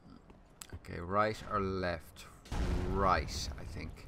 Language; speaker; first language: English; native; English